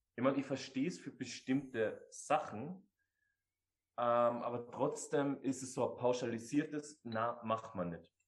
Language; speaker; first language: German; native; German